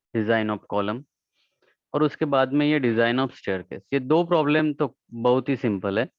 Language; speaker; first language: Hindi; non-native, local second language; Marathi